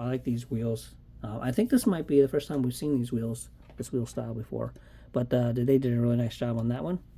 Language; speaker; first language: English; native; English